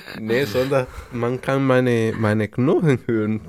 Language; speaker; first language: German; non-native, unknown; Spanish